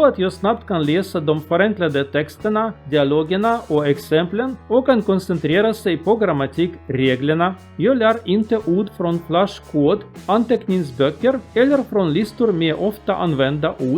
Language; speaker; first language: Swedish; non-native, learner; Russian